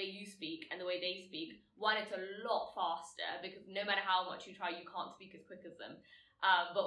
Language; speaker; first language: English; non-native, local second language; Tamil